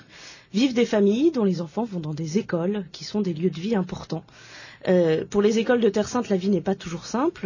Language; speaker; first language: French; native; French